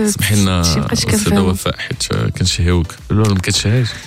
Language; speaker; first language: Arabic; native; Arabic